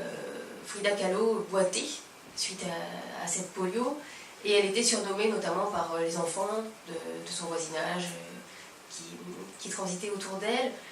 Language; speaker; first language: French; native; French